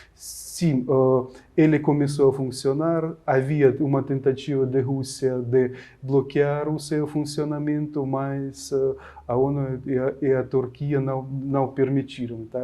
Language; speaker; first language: Portuguese; non-native, fluent; Ukrainian